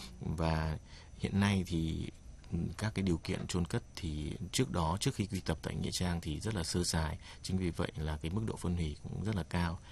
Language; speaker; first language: Vietnamese; native; Vietnamese